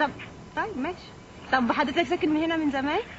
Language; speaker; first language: Arabic; native; Arabic